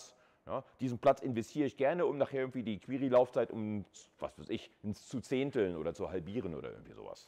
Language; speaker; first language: German; native; German